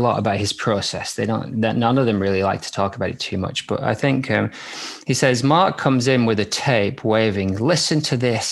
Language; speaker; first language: English; native; English